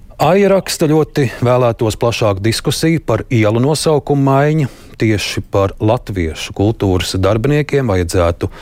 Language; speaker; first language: Latvian; native; Latvian